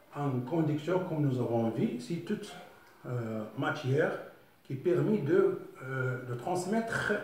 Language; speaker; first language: French; non-native, local second language; Arabic